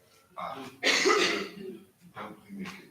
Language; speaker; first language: French; non-native, fluent; German